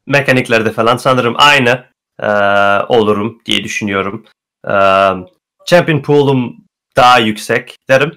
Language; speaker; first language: Turkish; early bilingual, heritage; Turkish